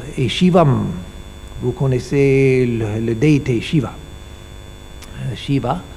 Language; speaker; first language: French; non-native, learner; English